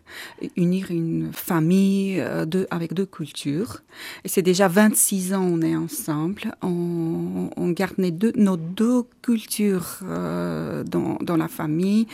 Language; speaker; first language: French; non-native, learner; Armenian